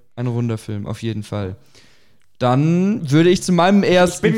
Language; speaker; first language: German; native; German